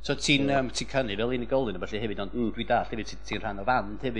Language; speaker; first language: Welsh; native; Welsh